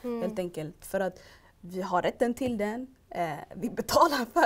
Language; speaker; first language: Swedish; early bilingual, other home language; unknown